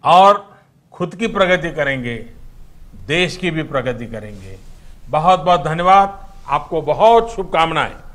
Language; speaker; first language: Hindi; non-native, local second language; Gujarati